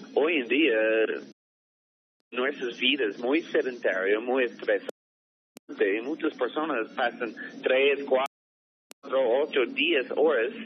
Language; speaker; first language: Spanish; non-native, fluent; English